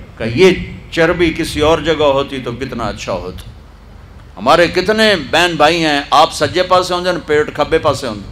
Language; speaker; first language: Urdu; non-native, local second language; Punjabi